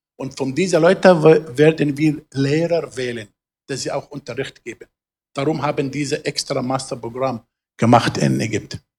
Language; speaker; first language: German; non-native, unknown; Arabic